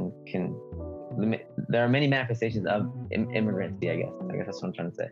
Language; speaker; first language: English; early bilingual, other home language; Spanish